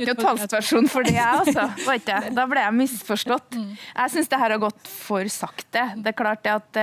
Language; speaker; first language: Norwegian; native; Norwegian